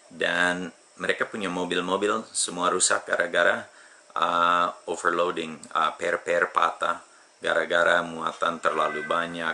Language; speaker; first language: Indonesian; non-native, fluent; English